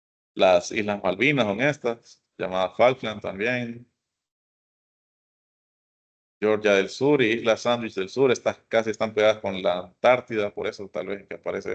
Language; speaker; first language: Spanish; native; Spanish